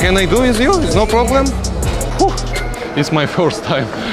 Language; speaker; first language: English; non-native, learner; Russian